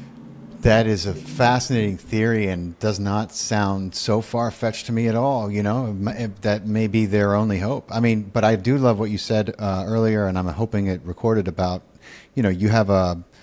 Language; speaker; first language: English; native; English